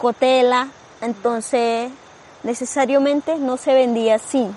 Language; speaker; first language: Spanish; non-native, local second language; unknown